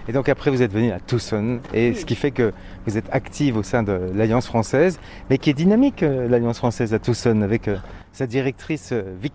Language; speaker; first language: French; native; French